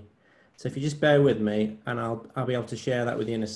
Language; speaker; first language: English; native; English